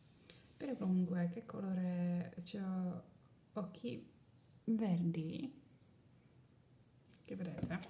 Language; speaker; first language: Italian; non-native, learner; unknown